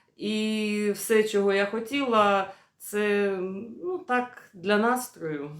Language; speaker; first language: Ukrainian; non-native, local second language; Russian